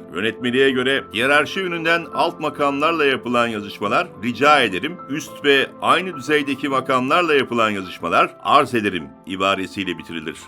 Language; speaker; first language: Turkish; native; Turkish